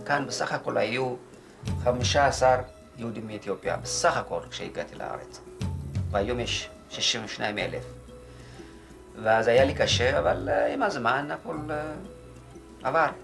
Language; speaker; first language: Hebrew; non-native, fluent; Amharic